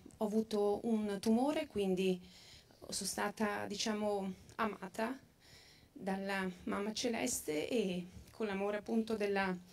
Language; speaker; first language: Italian; non-native, fluent; Albanian